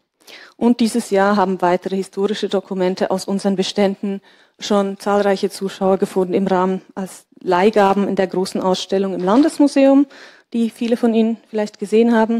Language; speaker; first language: German; native; German